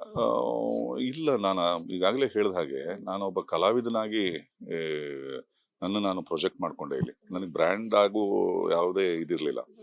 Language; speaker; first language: Kannada; native; Kannada